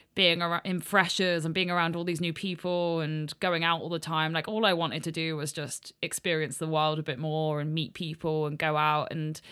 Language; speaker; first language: English; native; English